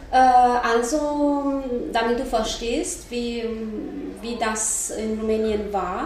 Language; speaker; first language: German; non-native, fluent; Romanian